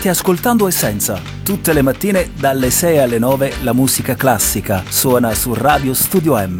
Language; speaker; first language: Italian; native; Italian